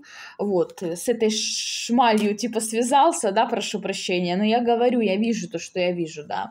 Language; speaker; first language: Russian; native; Russian